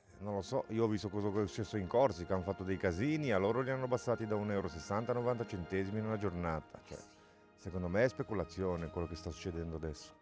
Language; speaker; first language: Italian; non-native, fluent; Romanian